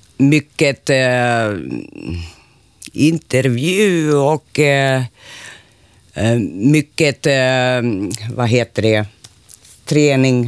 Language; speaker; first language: Swedish; non-native, local second language; Finnish